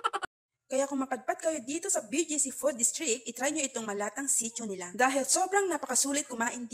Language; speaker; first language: Filipino; native; Filipino